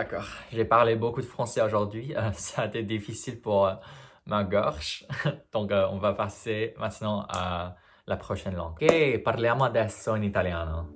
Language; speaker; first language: French; non-native, fluent; English